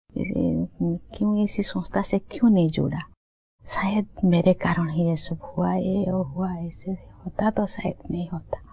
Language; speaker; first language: Hindi; non-native, local second language; Santali